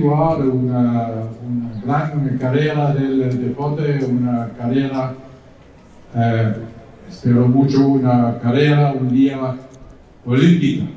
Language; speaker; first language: Spanish; non-native, learner; German